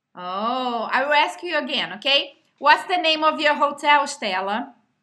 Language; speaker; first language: English; non-native, fluent; Portuguese